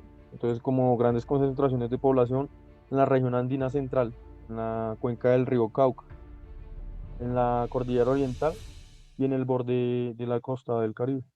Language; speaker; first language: Spanish; native; Spanish